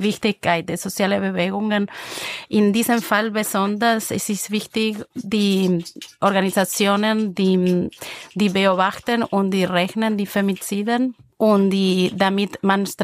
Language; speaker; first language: German; non-native, fluent; Spanish